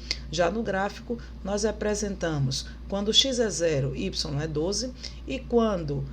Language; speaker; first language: Portuguese; native; Portuguese